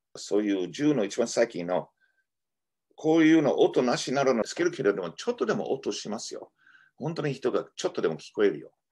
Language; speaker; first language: Japanese; non-native, fluent; English